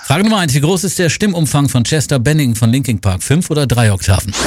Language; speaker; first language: German; native; German